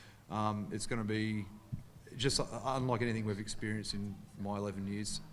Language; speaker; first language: English; native; English